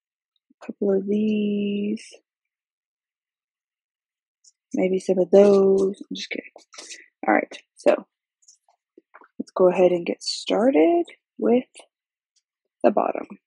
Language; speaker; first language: English; native; English